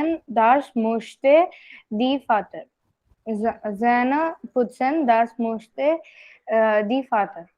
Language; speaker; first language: German; non-native, learner; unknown